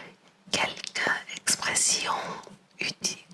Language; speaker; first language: French; non-native, learner; English